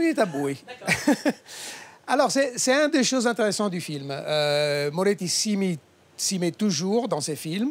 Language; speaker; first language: French; non-native, fluent; Italian